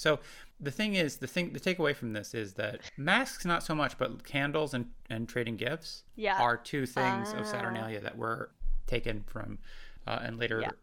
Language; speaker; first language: English; native; English